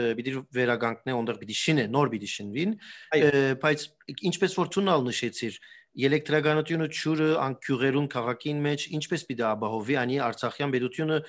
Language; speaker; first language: Armenian; early bilingual, heritage; Armenian